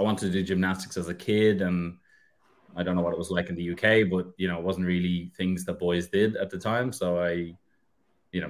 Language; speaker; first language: English; native; English